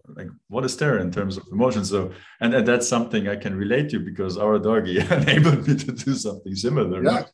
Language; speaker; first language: English; non-native, fluent; German